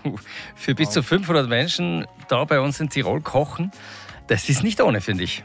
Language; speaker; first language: German; native; German